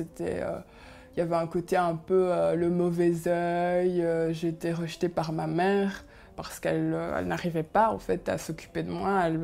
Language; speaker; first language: French; early bilingual, other home language; Kinyarwanda